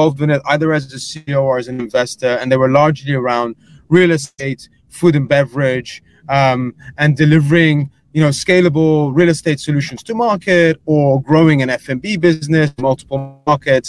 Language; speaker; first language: English; native; English